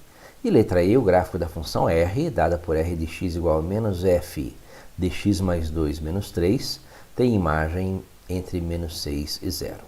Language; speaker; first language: Portuguese; native; Portuguese